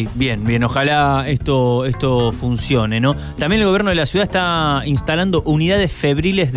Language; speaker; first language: Spanish; native; Spanish